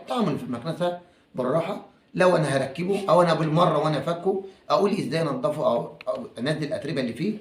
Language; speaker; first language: Arabic; native; Arabic